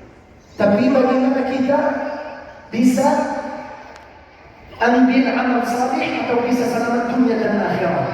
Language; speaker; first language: Indonesian; non-native, fluent; Arabic